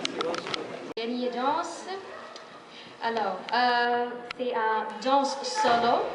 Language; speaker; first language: French; non-native, fluent; Nepali